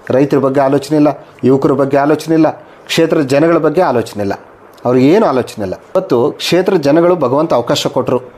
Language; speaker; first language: Kannada; native; Kannada